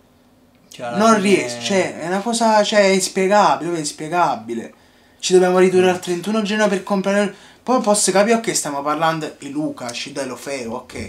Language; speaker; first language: Italian; native; Italian